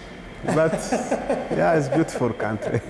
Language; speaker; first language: English; non-native, learner; Kinyarwanda